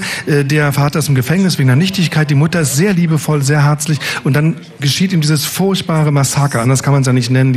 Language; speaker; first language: German; native; German